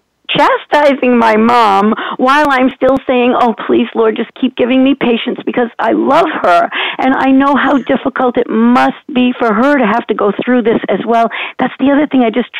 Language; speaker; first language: English; native; English